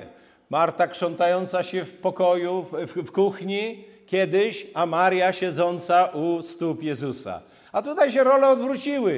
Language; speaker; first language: Polish; native; Polish